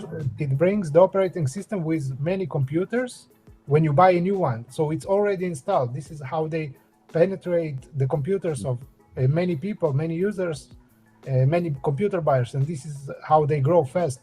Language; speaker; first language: English; non-native, fluent; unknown